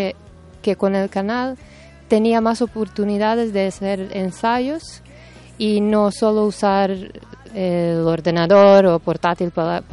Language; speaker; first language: Spanish; non-native, fluent; Serbian